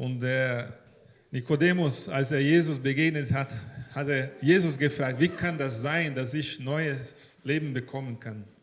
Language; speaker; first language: German; non-native, fluent; Portuguese